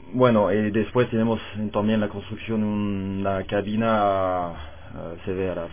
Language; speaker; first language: Spanish; non-native, fluent; French